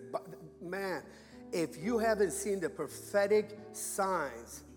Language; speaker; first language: English; non-native, fluent; Persian